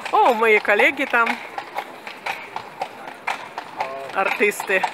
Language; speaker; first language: Polish; non-native, fluent; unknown